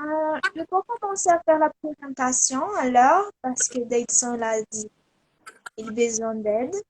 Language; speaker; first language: French; non-native, learner; Portuguese